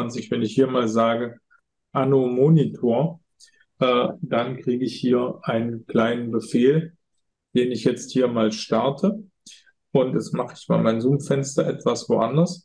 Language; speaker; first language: German; native; German